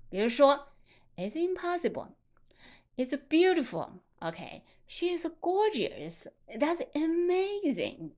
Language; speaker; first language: English; non-native, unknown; Chinese